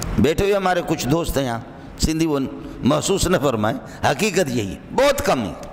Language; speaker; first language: Urdu; non-native, local second language; Brahui